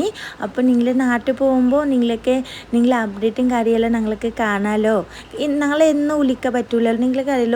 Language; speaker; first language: Malayalam; non-native, local second language; Assamese